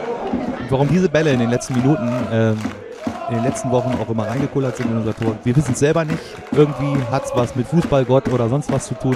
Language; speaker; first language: German; native; German